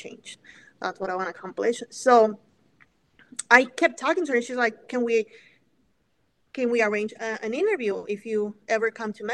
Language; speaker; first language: English; non-native, fluent; Spanish